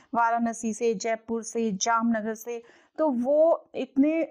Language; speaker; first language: Hindi; native; Hindi